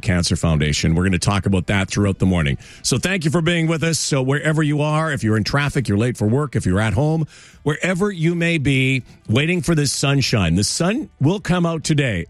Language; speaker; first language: English; native; English